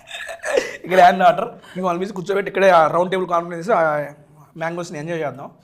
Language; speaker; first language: Telugu; native; Telugu